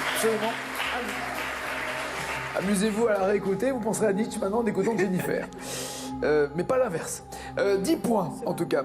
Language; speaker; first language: French; native; French